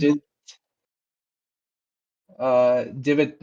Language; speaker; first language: Russian; non-native, learner; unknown